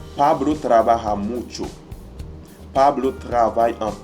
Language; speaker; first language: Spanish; non-native, fluent; Haitian Creole